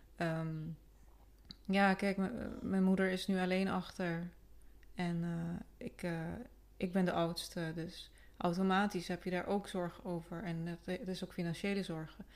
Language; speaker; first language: Dutch; early bilingual, other home language; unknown